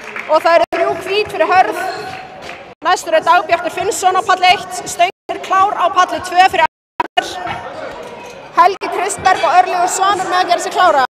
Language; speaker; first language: Icelandic; native; Icelandic